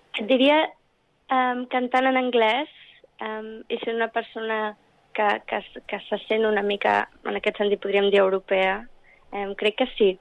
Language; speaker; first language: Catalan; early bilingual, other home language; English